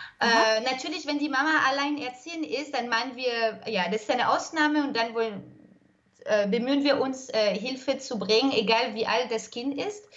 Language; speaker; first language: German; non-native, fluent; French